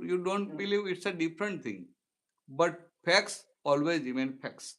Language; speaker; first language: English; non-native, local second language; Gujarati